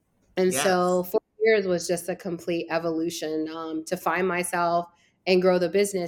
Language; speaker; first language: English; native; English